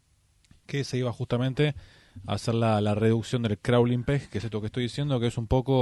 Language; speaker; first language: Spanish; native; Spanish